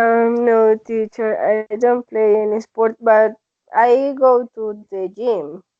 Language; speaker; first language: English; non-native, learner; Spanish